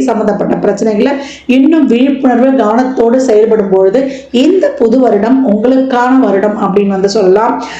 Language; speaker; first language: Tamil; native; Tamil